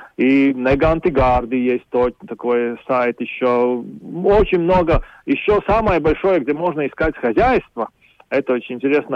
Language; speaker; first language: Russian; non-native, local second language; Latvian